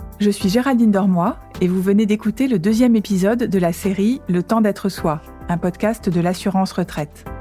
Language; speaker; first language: French; native; French